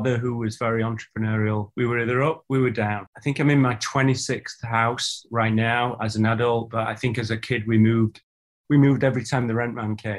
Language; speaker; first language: English; native; English